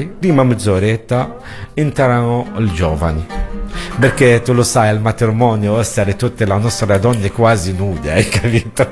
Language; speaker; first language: Italian; non-native, learner; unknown